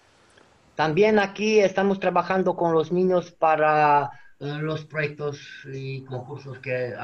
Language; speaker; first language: Spanish; non-native, fluent; Romanian